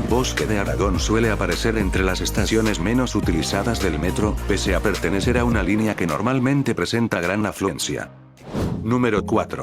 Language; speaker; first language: Spanish; native; Spanish